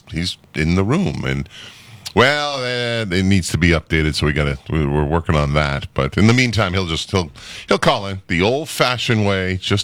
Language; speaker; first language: English; native; English